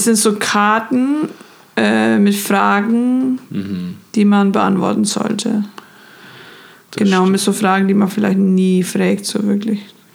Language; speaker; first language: German; non-native, fluent; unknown